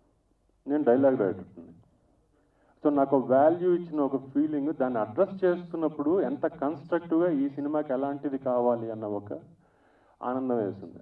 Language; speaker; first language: Telugu; native; Telugu